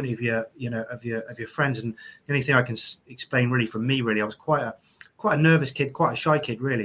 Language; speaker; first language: English; native; English